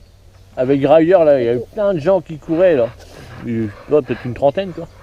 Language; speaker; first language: French; native; French